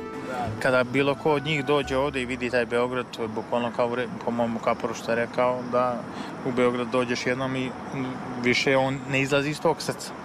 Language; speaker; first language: Serbian; native; Serbian